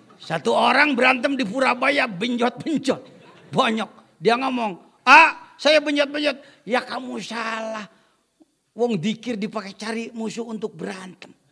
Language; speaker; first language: Indonesian; non-native, local second language; Sundanese